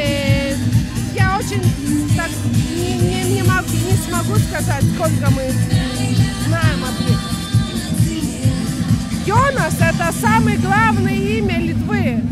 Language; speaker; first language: Russian; non-native, fluent; Lithuanian